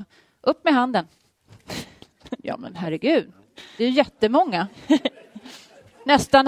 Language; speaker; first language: Swedish; native; Swedish